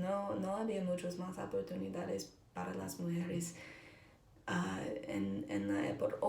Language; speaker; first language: Spanish; non-native, learner; English